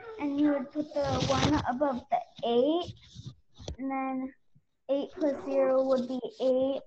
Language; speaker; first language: English; native; English